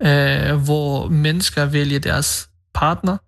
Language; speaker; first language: Danish; early bilingual, other home language; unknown